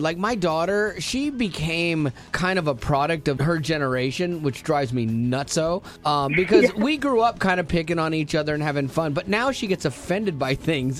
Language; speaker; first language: English; native; English